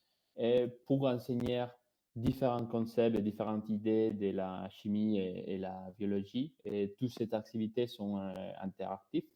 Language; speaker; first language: French; non-native, fluent; Spanish